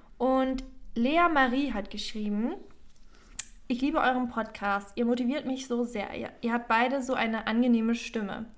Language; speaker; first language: German; native; German